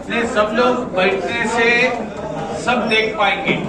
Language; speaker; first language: Hindi; non-native, local second language; Malayalam